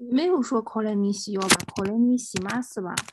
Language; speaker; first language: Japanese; non-native, fluent; Chinese